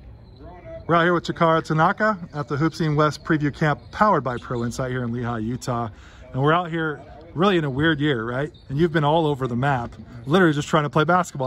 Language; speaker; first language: English; native; English